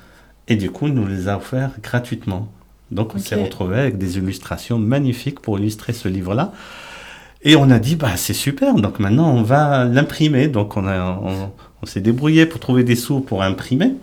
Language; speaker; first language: French; native; French